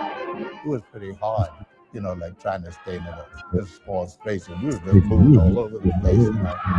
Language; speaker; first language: English; native; English